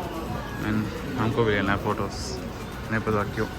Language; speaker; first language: Hindi; non-native, local second language; Telugu